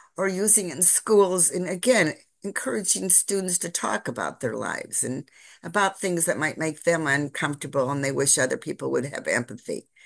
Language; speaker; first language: English; native; English